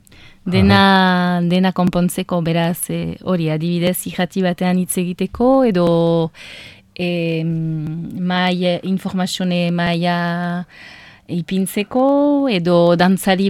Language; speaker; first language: Basque; non-native, local second language; French